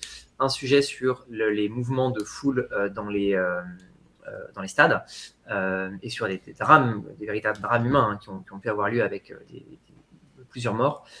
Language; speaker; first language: French; native; French